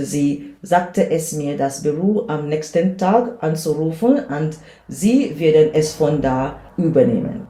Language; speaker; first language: German; non-native, learner; English